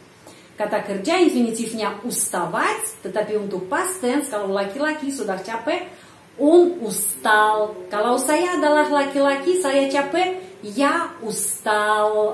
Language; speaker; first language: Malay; non-native, fluent; Russian